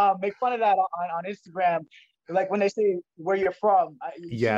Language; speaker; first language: English; native; English